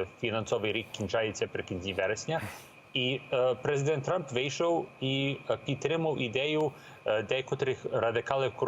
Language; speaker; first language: Ukrainian; early bilingual, heritage; Ukrainian